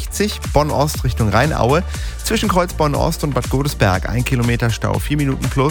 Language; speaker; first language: German; native; German